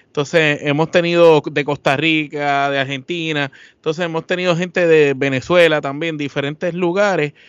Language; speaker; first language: Spanish; native; Spanish